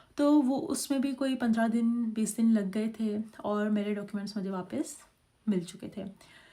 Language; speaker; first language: Urdu; non-native, local second language; Sindhi